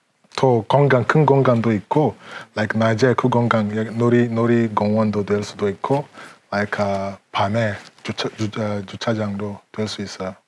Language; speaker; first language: Korean; non-native, fluent; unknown